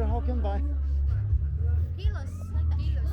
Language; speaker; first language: English; non-native, learner; Korean